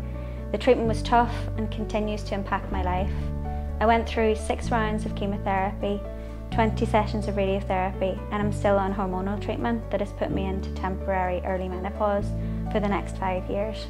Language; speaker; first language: English; native; English